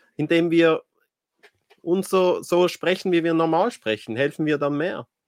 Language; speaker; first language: German; native; German